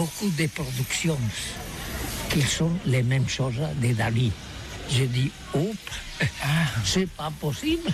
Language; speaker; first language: French; non-native, learner; Catalan